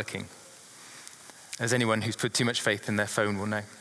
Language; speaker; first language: English; native; English